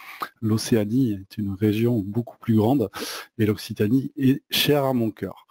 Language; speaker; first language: French; native; French